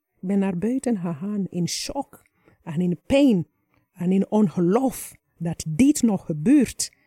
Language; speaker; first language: Dutch; non-native, fluent; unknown